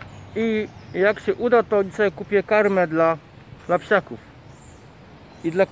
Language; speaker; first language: Polish; native; Polish